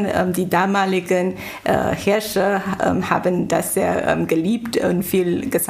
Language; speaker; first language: German; non-native, fluent; Chinese